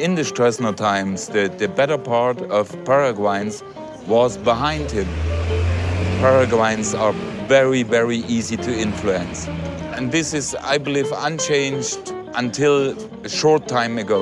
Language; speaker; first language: English; non-native, fluent; German